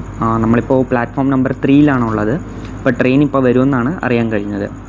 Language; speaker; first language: Malayalam; native; Malayalam